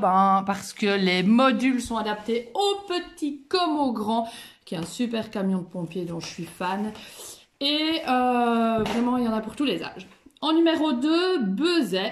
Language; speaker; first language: French; native; French